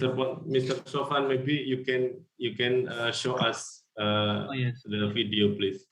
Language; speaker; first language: English; non-native, learner; Indonesian